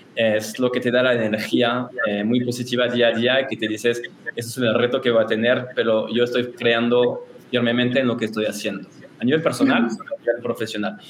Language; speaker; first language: Spanish; non-native, fluent; French